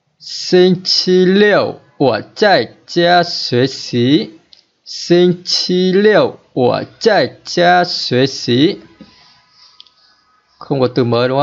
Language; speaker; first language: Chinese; non-native, fluent; Vietnamese